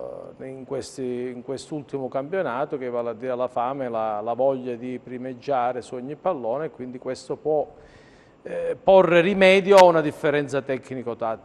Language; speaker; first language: Italian; native; Italian